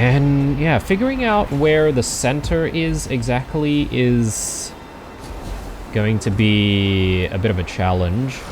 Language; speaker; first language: English; native; English